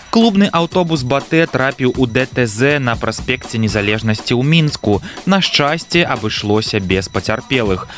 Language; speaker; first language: Belarusian; native; Belarusian